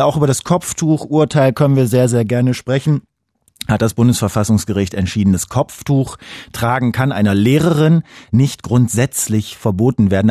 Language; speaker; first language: German; native; German